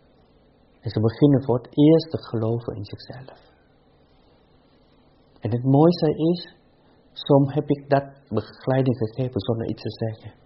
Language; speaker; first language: Dutch; non-native, fluent; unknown